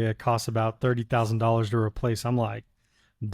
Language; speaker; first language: English; native; English